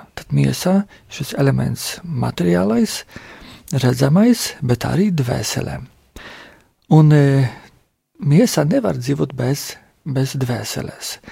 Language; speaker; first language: Latvian; non-native, fluent; Polish